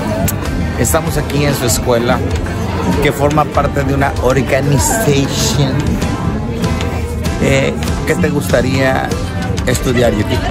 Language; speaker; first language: Spanish; native; Spanish